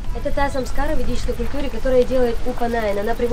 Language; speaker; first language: Russian; native; Russian